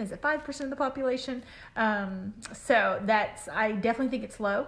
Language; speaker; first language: English; native; English